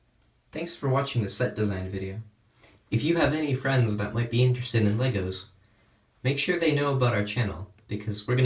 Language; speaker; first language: English; native; English